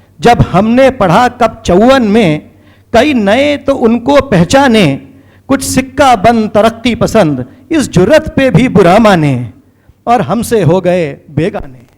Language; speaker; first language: Urdu; native; Urdu